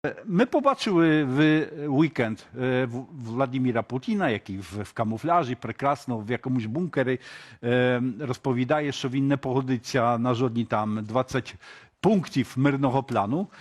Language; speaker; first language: Polish; non-native, learner; Ukrainian